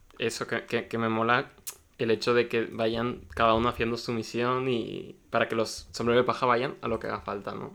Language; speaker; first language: Spanish; early bilingual, other home language; Russian